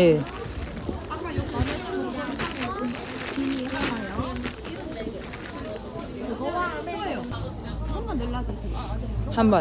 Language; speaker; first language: Korean; non-native, learner; Thai